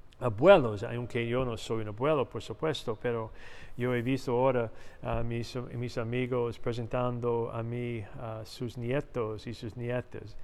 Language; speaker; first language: Spanish; non-native, learner; English